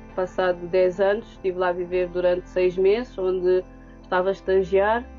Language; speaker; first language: Portuguese; non-native, local second language; Kabuverdianu